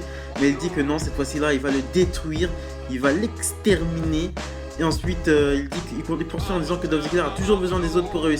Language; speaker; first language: French; native; French